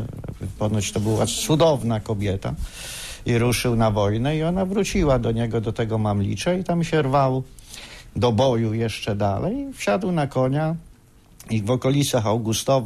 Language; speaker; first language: Polish; native; Polish